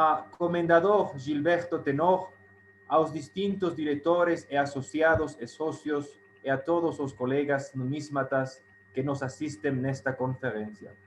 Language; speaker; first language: Portuguese; non-native, fluent; Spanish